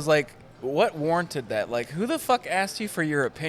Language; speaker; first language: English; native; English